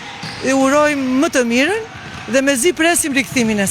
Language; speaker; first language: Albanian; native; Albanian